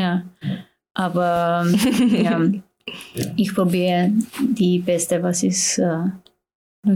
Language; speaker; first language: German; non-native, learner; Slovenian